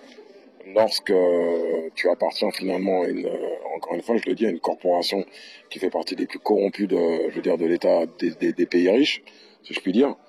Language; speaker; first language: French; native; French